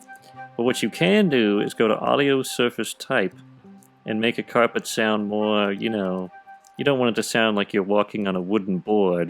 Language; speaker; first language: English; native; English